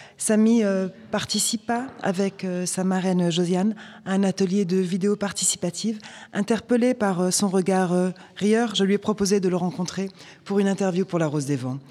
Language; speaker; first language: French; native; French